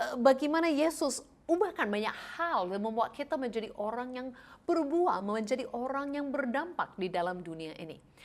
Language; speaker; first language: Indonesian; non-native, fluent; English